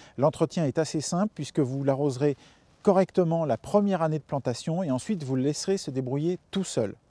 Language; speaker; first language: French; native; French